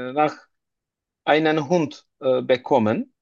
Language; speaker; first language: German; non-native, learner; Turkish